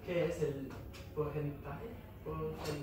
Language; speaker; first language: Spanish; non-native, learner; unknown